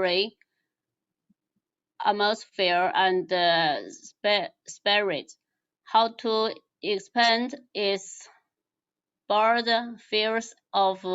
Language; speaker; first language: English; non-native, learner; Chinese